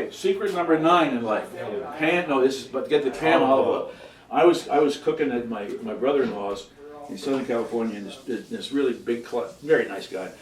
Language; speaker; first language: English; native; English